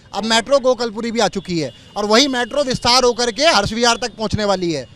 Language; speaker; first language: Hindi; native; Hindi